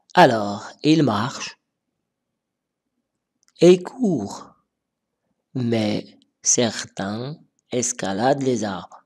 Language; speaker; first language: French; non-native, local second language; Arabic